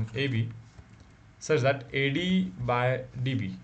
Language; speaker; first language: English; non-native, local second language; Marathi